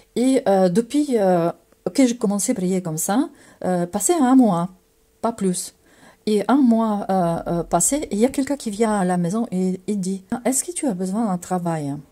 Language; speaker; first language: French; non-native, fluent; Russian